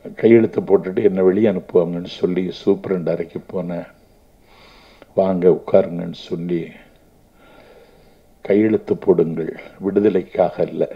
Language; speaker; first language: Tamil; native; Tamil